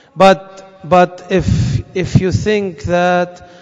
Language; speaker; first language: English; non-native, fluent; Arabic